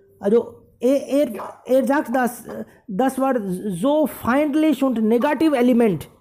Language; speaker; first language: German; non-native, fluent; Hindi